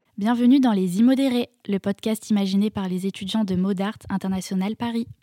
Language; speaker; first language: French; non-native, fluent; English